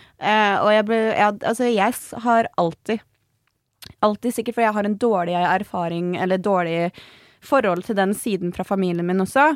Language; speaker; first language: Norwegian; native; Norwegian